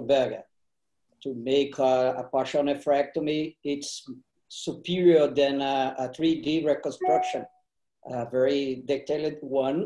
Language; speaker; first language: English; non-native, fluent; Portuguese